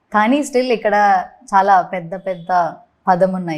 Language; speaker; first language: Telugu; non-native, learner; Malayalam